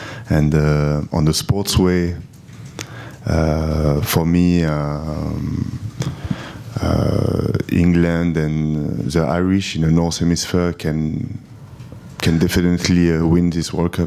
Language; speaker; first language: English; non-native, learner; French